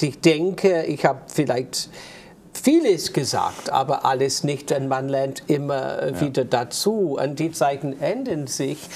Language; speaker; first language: German; non-native, fluent; English